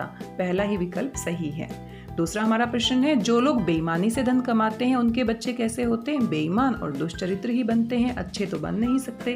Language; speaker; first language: Hindi; native; Hindi